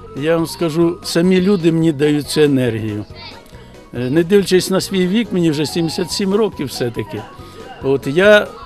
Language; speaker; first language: Ukrainian; native; Ukrainian